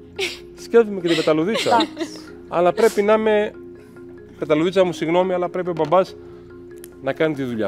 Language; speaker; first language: Greek; native; Greek